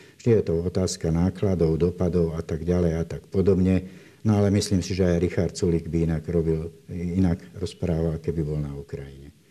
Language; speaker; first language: Slovak; native; Slovak